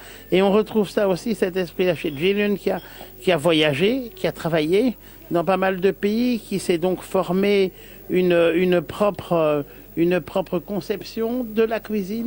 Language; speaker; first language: French; native; French